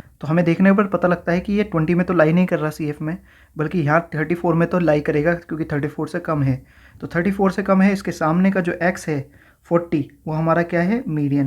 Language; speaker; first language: Hindi; native; Hindi